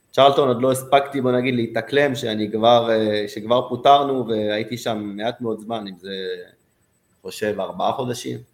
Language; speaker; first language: Hebrew; non-native, fluent; French